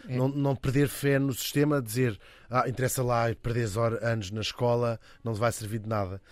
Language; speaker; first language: Portuguese; native; Portuguese